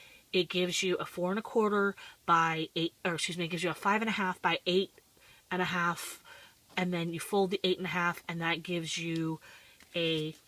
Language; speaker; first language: English; native; English